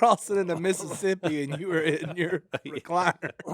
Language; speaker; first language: English; native; English